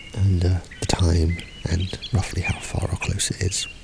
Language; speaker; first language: English; native; English